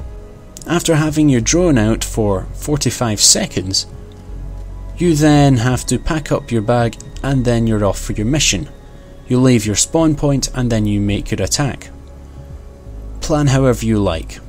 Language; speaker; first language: English; native; English